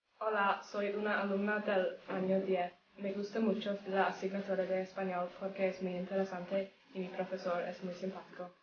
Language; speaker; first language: Spanish; non-native, learner; English